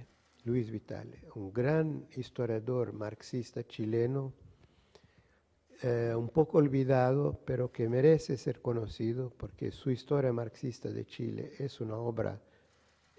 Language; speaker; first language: Spanish; non-native, fluent; Portuguese